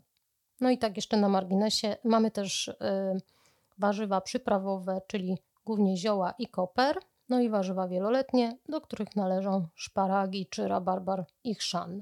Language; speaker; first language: Polish; native; Polish